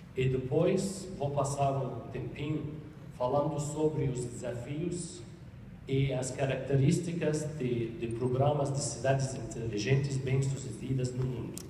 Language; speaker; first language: Portuguese; non-native, fluent; Arabic